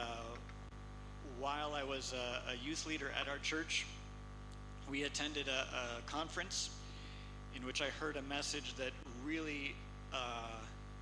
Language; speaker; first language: English; native; English